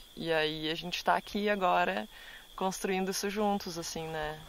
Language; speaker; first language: Portuguese; native; Portuguese